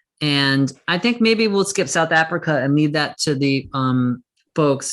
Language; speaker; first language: English; native; English